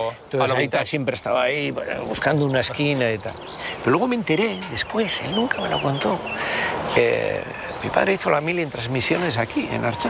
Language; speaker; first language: Spanish; native; Spanish